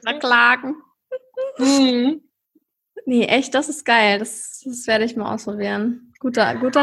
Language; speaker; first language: German; native; German